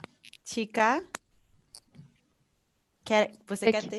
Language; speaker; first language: Portuguese; native; Portuguese